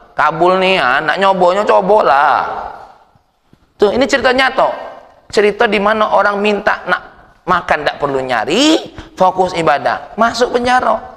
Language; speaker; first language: Indonesian; native; Indonesian